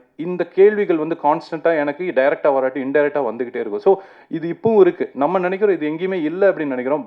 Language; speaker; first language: Tamil; native; Tamil